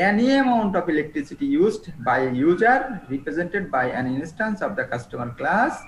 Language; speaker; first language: English; non-native, local second language; Bangla